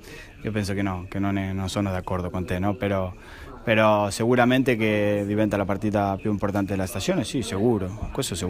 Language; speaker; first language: Italian; non-native, fluent; Spanish